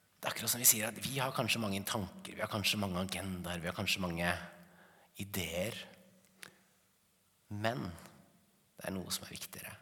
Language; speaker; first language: Norwegian; native; Norwegian